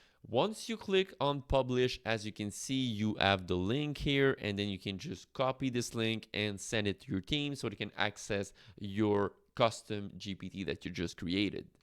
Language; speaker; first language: English; non-native, fluent; French